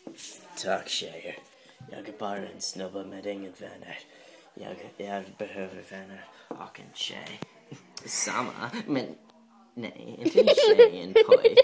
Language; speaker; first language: Swedish; non-native, learner; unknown